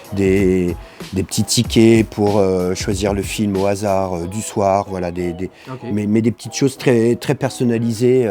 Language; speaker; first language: French; native; French